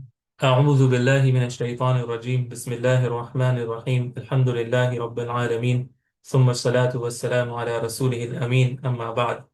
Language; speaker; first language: Arabic; non-native, fluent; Urdu